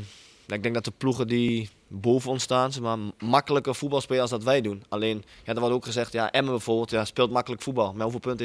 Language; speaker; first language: Dutch; native; Dutch